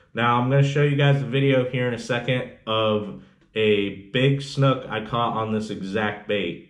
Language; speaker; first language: English; native; English